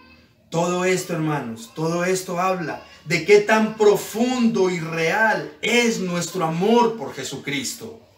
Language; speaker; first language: Spanish; native; Spanish